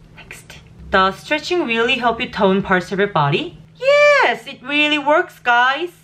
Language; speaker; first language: English; non-native, fluent; Korean